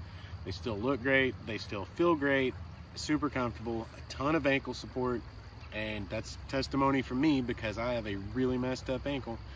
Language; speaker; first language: English; native; English